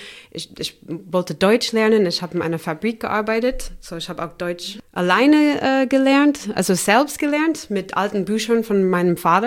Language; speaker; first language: German; non-native, fluent; English